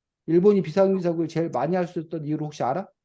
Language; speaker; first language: Korean; native; Korean